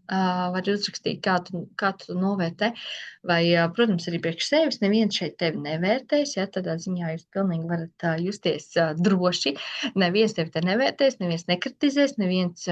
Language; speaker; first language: Latvian; native; Latvian